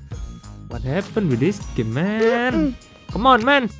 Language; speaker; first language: English; non-native, fluent; Indonesian